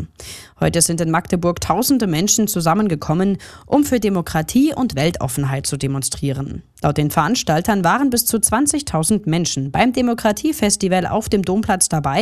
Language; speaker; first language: German; native; German